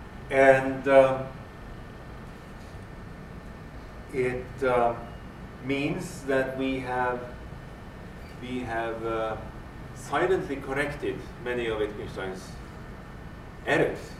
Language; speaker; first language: English; non-native, fluent; Norwegian